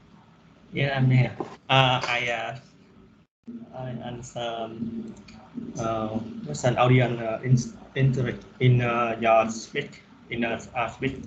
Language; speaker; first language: English; non-native, learner; Vietnamese